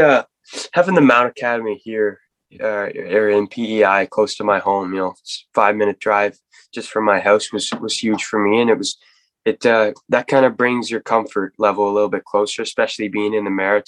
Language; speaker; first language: English; native; English